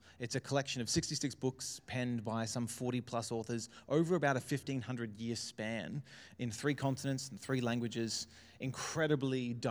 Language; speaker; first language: English; native; English